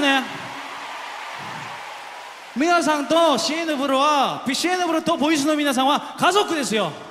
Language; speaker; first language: Japanese; non-native, fluent; Korean